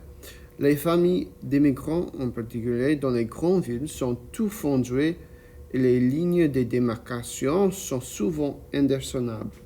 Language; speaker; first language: French; non-native, learner; English